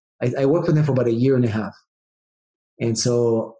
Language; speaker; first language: English; non-native, fluent; Hebrew